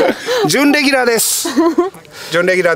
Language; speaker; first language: Japanese; native; Japanese